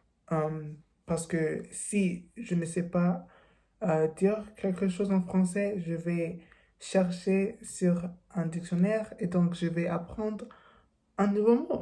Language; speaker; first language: French; non-native, learner; English